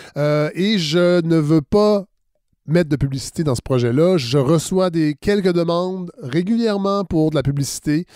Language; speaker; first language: French; native; French